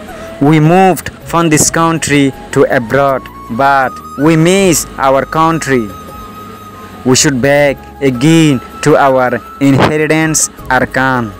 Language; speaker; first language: English; non-native, local second language; Rohingya